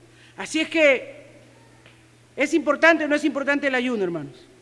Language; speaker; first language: Spanish; native; Spanish